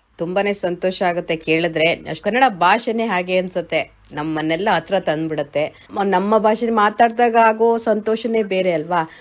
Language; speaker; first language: Kannada; native; Kannada